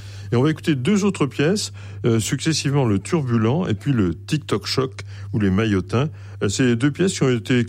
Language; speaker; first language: French; native; French